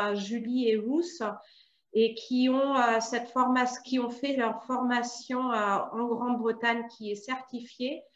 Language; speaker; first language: French; non-native, fluent; German